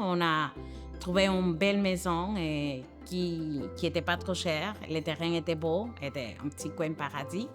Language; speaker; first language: French; non-native, fluent; Spanish